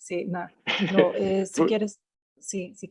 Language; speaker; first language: Spanish; non-native, fluent; Portuguese